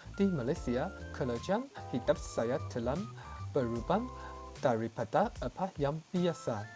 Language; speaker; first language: Malay; non-native, learner; Chinese